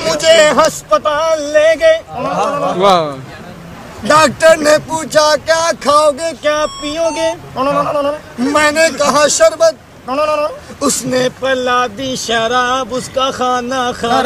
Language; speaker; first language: Hindi; non-native, local second language; Punjabi